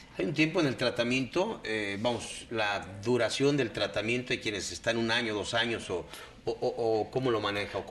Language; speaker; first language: Spanish; native; Spanish